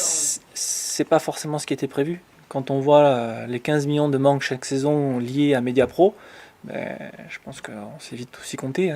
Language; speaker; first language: French; native; French